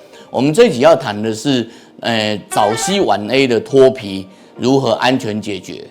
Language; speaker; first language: Chinese; native; Chinese